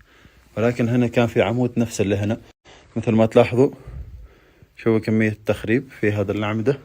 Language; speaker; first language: Arabic; native; Arabic